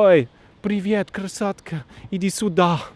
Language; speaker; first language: Russian; non-native, learner; English